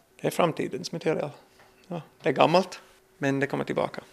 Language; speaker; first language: Swedish; non-native, learner; English